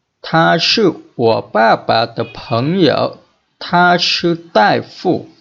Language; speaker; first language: Chinese; non-native, fluent; Vietnamese